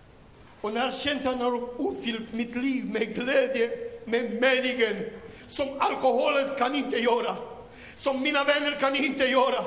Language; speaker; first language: Swedish; non-native, learner; Romanian